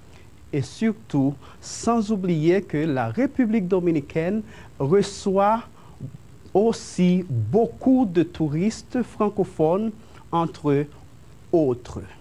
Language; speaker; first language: French; non-native, fluent; Spanish